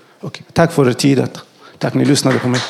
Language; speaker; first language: Swedish; non-native, learner; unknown